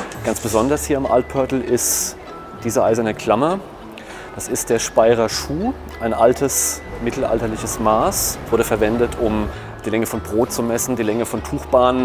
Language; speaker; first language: German; native; German